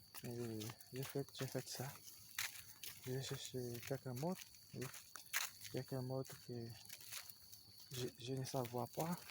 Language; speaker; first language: French; non-native, learner; Portuguese